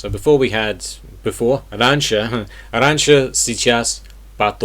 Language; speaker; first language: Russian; non-native, learner; English